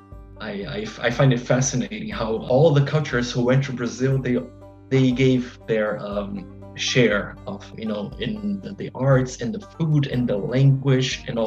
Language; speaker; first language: English; non-native, fluent; Portuguese